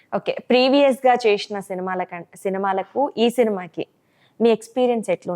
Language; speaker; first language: Telugu; native; Telugu